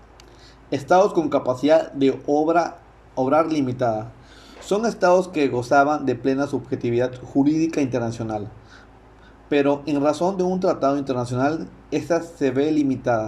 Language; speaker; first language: Spanish; native; Spanish